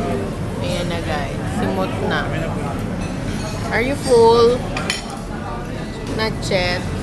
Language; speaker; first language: Filipino; native; Filipino